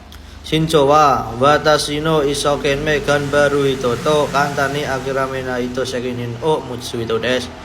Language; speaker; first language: Japanese; non-native, learner; Indonesian